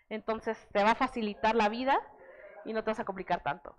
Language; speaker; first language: Spanish; native; Spanish